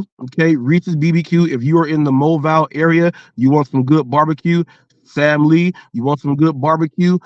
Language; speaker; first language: English; native; English